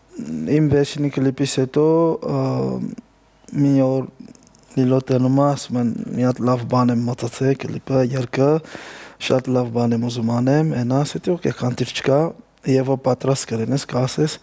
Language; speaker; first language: Armenian; non-native, learner; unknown